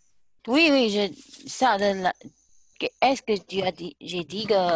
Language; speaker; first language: French; non-native, learner; Chinese